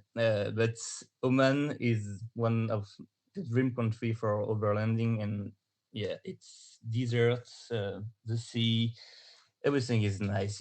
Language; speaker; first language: English; non-native, learner; French